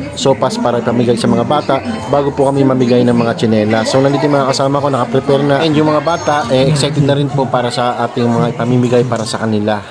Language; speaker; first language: Filipino; native; Filipino